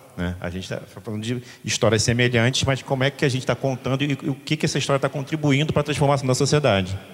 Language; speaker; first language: Portuguese; native; Portuguese